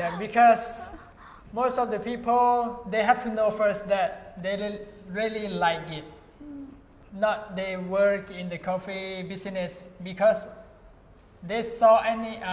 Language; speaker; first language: English; non-native, fluent; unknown